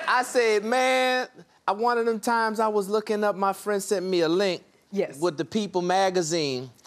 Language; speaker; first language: English; native; English